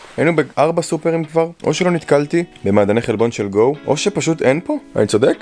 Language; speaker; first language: Hebrew; native; Hebrew